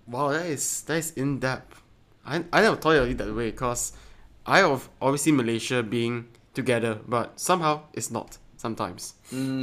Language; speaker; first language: English; non-native, local second language; Chinese